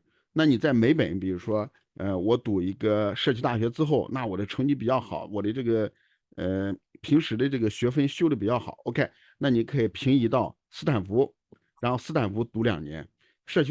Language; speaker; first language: Chinese; native; Chinese